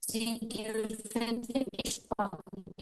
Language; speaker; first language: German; non-native, fluent; Hindi